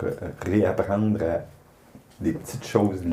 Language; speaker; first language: French; native; French